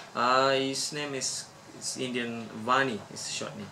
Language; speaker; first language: English; non-native, local second language; Tamil